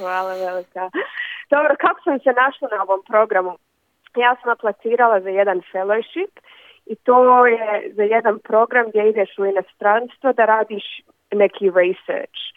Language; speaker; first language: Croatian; early bilingual, other home language; Bosnian